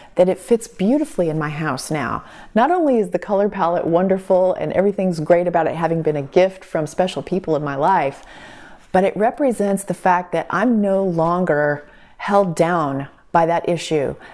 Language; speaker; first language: English; native; English